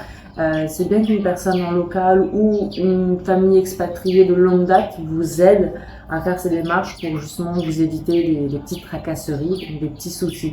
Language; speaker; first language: French; native; French